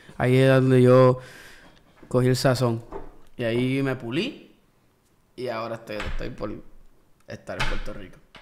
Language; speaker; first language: Spanish; early bilingual, heritage; Spanish